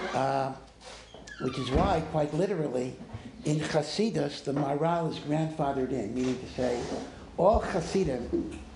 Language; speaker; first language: English; native; English